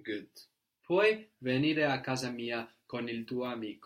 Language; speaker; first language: Italian; non-native, fluent; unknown